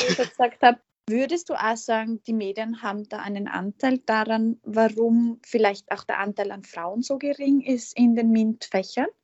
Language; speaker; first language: German; native; German